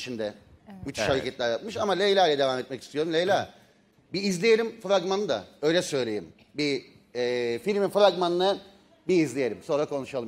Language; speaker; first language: Turkish; native; Turkish